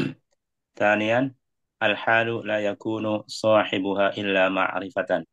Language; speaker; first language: Arabic; non-native, fluent; Indonesian